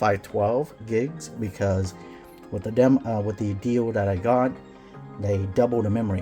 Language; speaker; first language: English; native; English